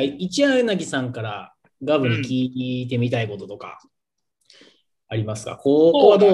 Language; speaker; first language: Japanese; native; Japanese